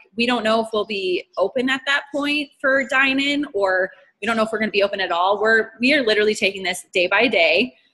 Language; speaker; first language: English; native; English